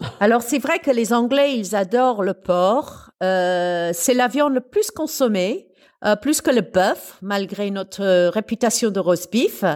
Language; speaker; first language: French; non-native, fluent; English